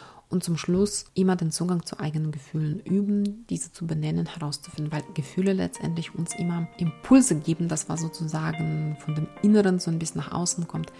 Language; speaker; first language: German; non-native, fluent; Ukrainian